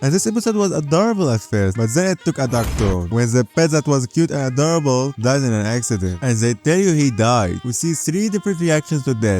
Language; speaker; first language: English; non-native, fluent; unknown